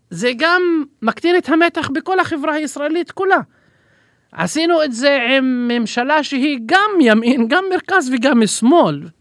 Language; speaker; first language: Hebrew; non-native, local second language; Arabic